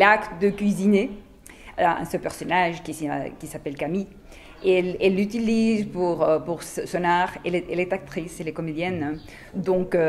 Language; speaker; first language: French; non-native, fluent; Spanish